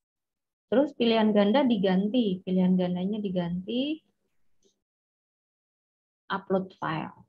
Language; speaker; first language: Indonesian; native; Indonesian